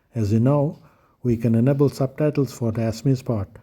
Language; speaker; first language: English; non-native, local second language; Assamese